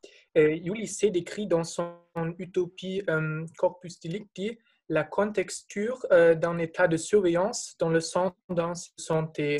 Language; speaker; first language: French; non-native, fluent; German